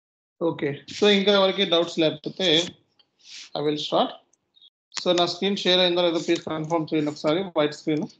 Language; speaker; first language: Telugu; native; Telugu